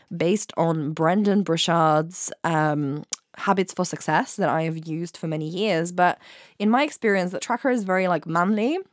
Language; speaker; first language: English; native; English